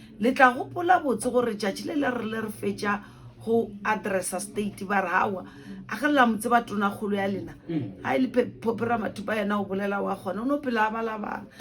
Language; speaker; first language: Northern Sotho; non-native, local second language; Venda